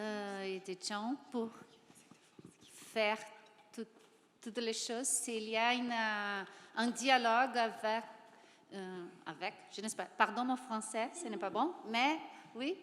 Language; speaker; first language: French; non-native, learner; Portuguese